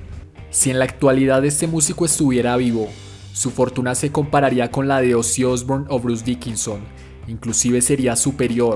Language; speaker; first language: Spanish; native; Spanish